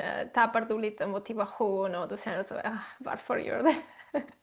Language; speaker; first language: Swedish; non-native, learner; Spanish